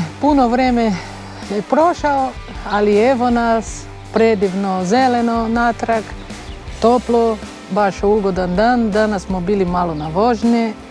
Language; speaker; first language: Bosnian; non-native, fluent; Portuguese